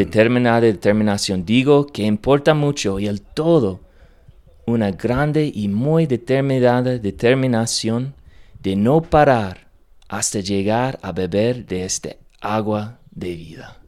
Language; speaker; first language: Spanish; non-native, learner; English